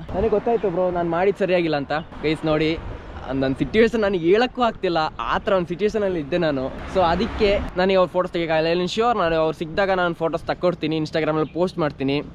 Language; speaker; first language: Kannada; non-native, local second language; Malayalam